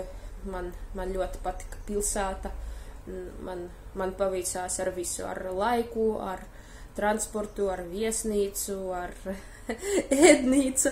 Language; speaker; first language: Latvian; non-native, fluent; Russian